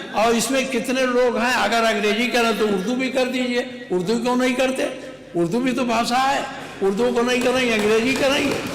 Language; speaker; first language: Hindi; native; Hindi